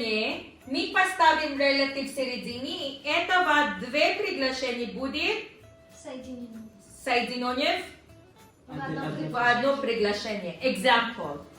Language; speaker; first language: Russian; non-native, learner; Filipino